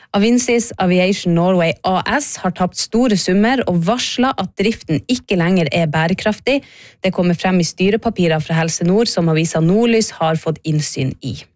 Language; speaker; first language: Norwegian; native; Norwegian